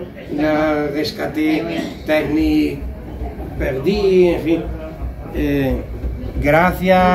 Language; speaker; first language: French; non-native, learner; Spanish